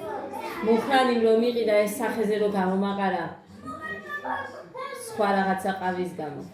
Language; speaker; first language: Georgian; native; Georgian